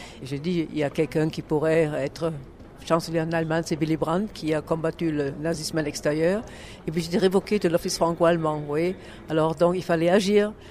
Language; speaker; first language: French; non-native, fluent; German